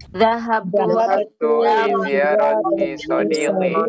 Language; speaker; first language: Arabic; non-native, learner; Indonesian